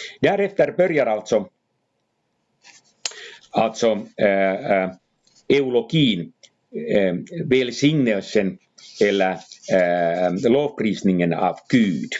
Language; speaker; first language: Swedish; non-native, fluent; Finnish